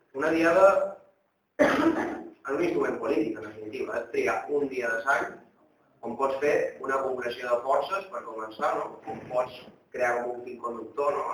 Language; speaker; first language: Catalan; native; Catalan